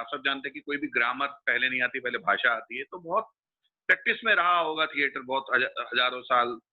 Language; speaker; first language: Hindi; native; Hindi